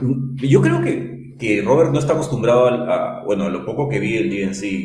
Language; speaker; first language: Spanish; native; Spanish